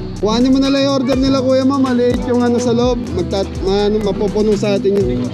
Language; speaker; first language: Filipino; non-native, local second language; Pampanga